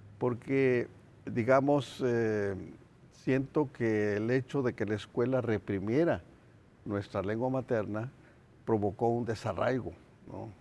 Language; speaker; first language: Spanish; non-native, local second language; Nahuatl languages